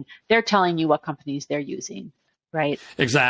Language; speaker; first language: English; native; English